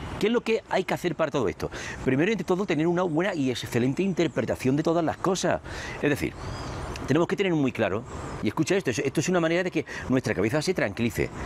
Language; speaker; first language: Spanish; native; Spanish